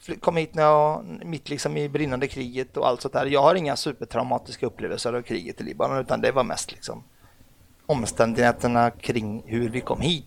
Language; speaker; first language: Swedish; early bilingual, other home language; Arabic